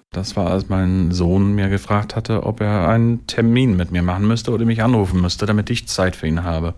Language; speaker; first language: German; non-native, fluent; Swedish